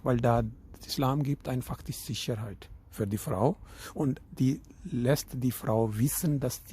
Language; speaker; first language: German; non-native, fluent; Urdu